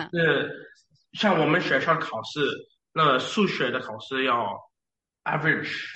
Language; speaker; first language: Chinese; early bilingual, heritage; Chinese